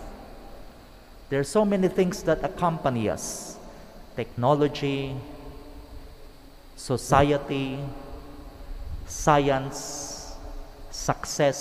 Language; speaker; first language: English; non-native, local second language; Pangasinan